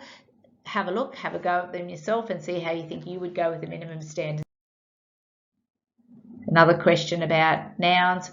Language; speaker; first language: English; native; English